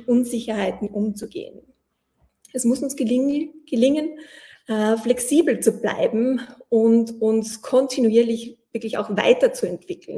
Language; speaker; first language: German; native; German